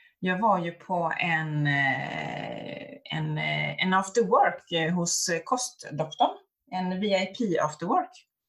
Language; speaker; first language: Swedish; native; Swedish